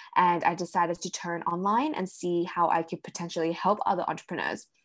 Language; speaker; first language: English; early bilingual, other home language; Cantonese